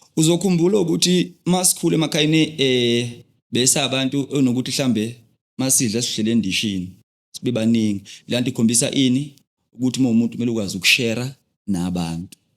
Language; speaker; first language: Zulu; native; Zulu